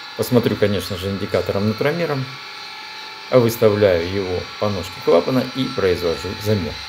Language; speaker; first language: Russian; native; Russian